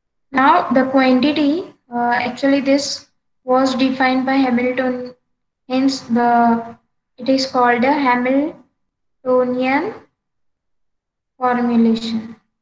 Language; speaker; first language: English; non-native, local second language; Marathi